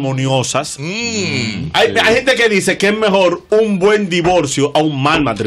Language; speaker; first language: Spanish; native; Spanish